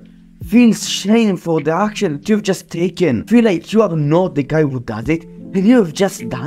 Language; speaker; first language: English; non-native, fluent; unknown